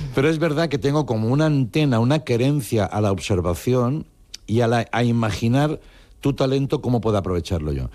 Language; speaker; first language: Spanish; non-native, local second language; Catalan